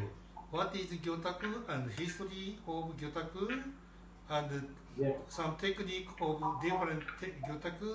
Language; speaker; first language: English; non-native, learner; Japanese